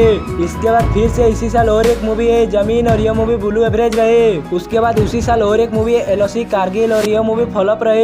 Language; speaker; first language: Hindi; non-native, local second language; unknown